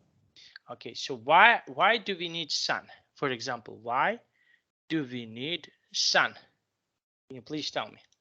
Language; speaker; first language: English; non-native, fluent; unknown